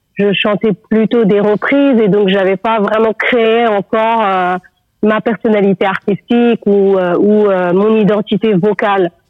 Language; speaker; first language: French; non-native, local second language; Arabic